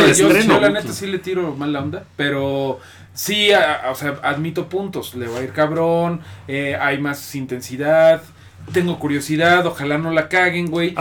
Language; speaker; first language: Spanish; native; Spanish